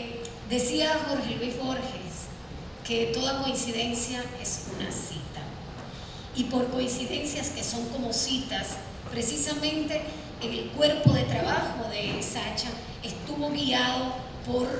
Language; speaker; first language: Spanish; native; Spanish